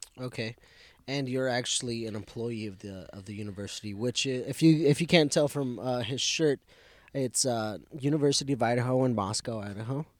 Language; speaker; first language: English; early bilingual, other home language; Spanish